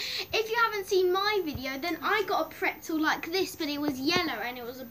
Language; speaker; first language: English; native; English